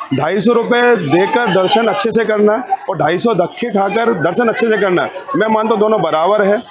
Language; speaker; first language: Hindi; non-native, local second language; Gujarati